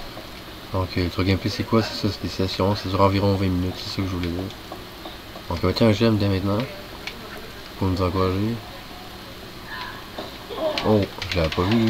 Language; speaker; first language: French; native; French